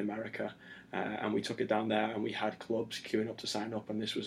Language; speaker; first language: English; native; English